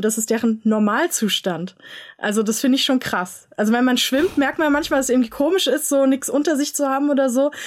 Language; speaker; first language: German; native; German